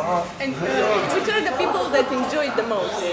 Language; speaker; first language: English; non-native, fluent; Romanian